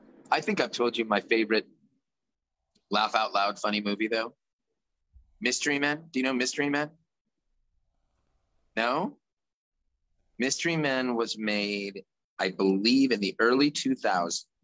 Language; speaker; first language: English; native; English